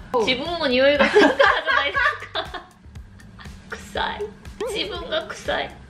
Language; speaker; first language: Japanese; non-native, learner; Korean